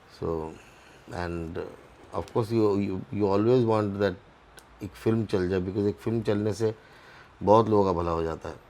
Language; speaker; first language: Hindi; non-native, local second language; Bangla